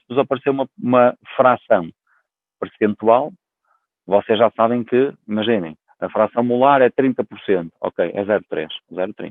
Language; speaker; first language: Portuguese; native; Portuguese